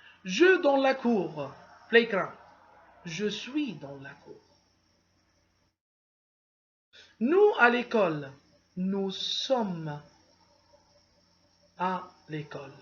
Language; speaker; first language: French; non-native, fluent; Arabic